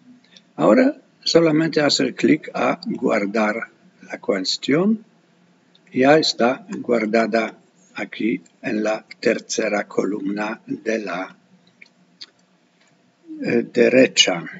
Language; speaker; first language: Spanish; non-native, fluent; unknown